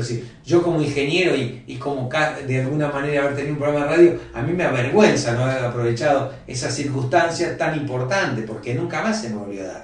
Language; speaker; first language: Spanish; native; Spanish